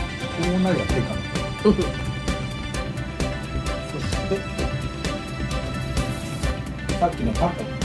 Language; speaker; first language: Japanese; native; Japanese